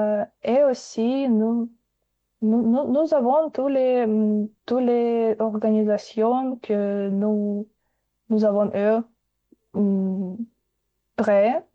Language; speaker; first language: French; non-native, learner; Ukrainian